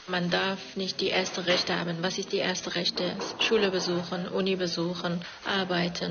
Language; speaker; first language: German; non-native, fluent; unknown